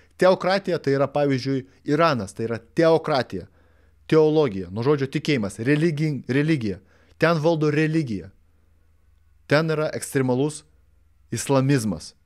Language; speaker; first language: Lithuanian; non-native, local second language; Russian